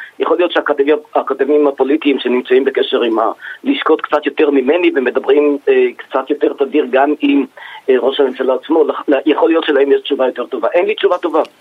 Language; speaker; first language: Hebrew; native; Hebrew